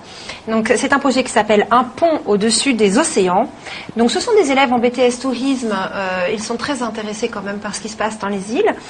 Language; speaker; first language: French; native; French